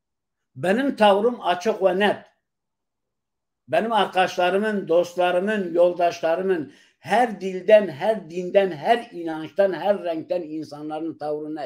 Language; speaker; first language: Turkish; non-native, local second language; Kurdish